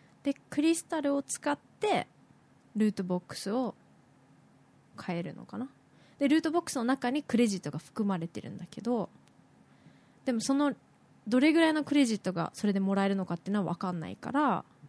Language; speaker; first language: Japanese; native; Japanese